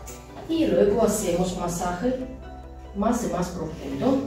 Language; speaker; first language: Spanish; non-native, fluent; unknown